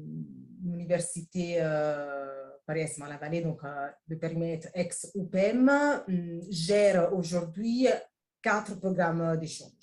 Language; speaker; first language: French; non-native, fluent; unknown